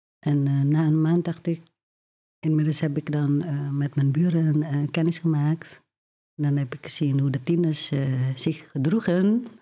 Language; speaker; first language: Dutch; non-native, fluent; Indonesian